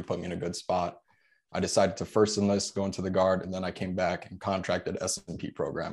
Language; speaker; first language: English; early bilingual, other home language; Polish